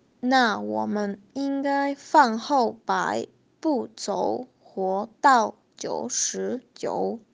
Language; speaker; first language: Chinese; non-native, learner; Spanish